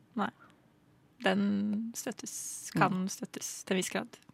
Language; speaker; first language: Norwegian; native; Norwegian